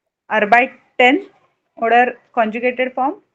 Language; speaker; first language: German; non-native, fluent; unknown